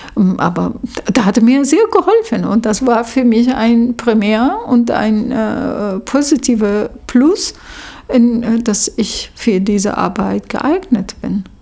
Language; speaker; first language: German; non-native, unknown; Persian